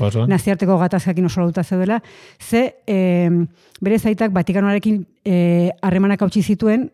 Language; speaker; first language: Basque; native; Basque